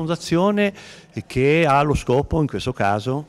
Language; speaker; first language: Italian; native; Italian